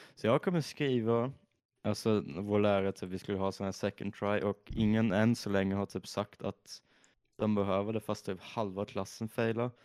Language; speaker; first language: Swedish; early bilingual, other home language; German